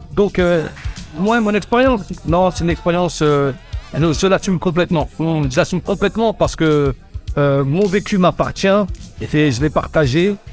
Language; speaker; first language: French; native; French